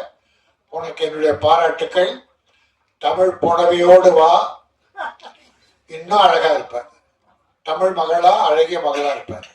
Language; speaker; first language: Tamil; native; Tamil